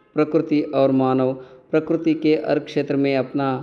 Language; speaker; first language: Hindi; non-native, local second language; Kannada